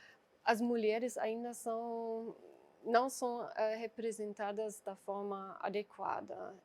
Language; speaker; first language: Portuguese; non-native, fluent; German